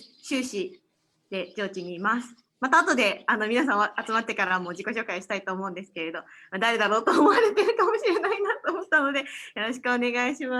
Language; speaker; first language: Japanese; native; Japanese